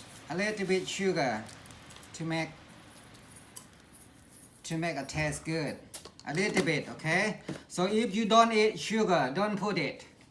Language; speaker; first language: English; non-native, learner; Thai